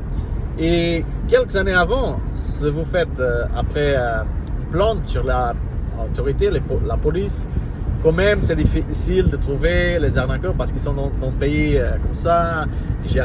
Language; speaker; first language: French; non-native, fluent; Portuguese